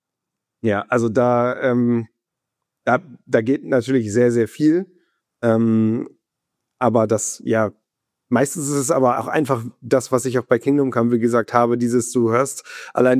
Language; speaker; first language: German; native; German